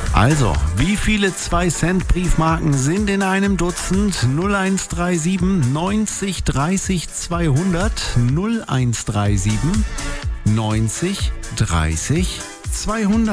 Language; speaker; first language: German; native; German